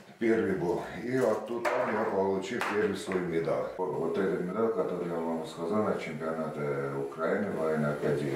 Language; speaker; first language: Russian; non-native, local second language; Armenian